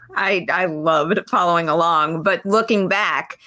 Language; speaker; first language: English; native; English